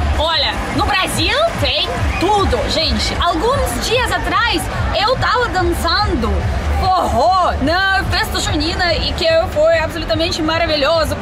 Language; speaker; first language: Portuguese; non-native, fluent; Russian